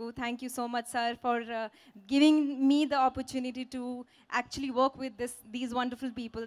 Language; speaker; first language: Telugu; non-native, local second language; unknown